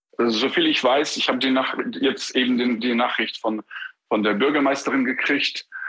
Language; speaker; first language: German; non-native, fluent; Ukrainian